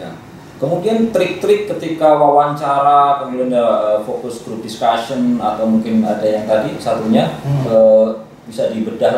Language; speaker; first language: Indonesian; non-native, local second language; Javanese